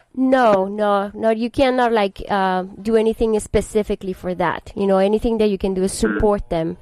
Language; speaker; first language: English; non-native, fluent; Spanish